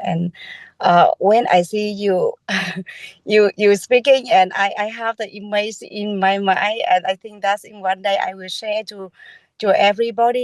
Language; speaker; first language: English; non-native, learner; Vietnamese